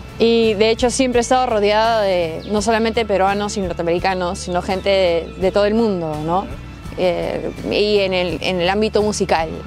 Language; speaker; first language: Spanish; early bilingual, heritage; Spanish